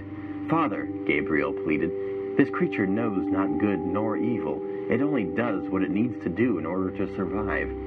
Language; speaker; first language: English; native; English